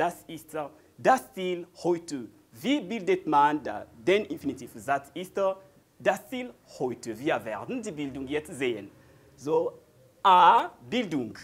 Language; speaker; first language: German; non-native, learner; French